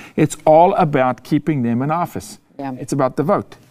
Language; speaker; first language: English; native; English